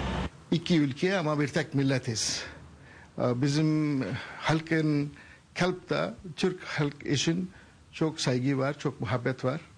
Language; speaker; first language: Turkish; non-native, learner; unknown